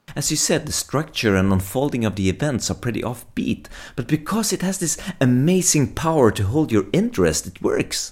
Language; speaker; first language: English; non-native, fluent; Swedish